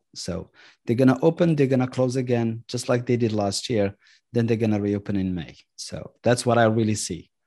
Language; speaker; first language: English; non-native, fluent; Arabic